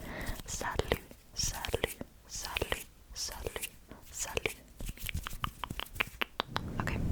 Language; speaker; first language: French; non-native, learner; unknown